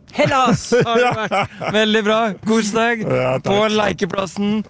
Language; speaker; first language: Norwegian; native; Norwegian